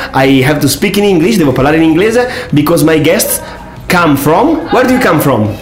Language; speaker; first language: English; non-native, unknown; Italian